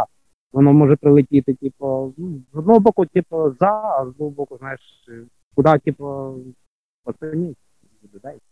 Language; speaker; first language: Ukrainian; native; Ukrainian